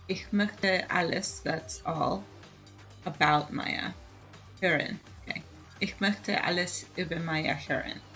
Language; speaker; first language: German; non-native, learner; English